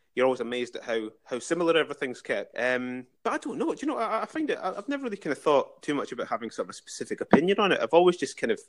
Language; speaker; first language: English; native; English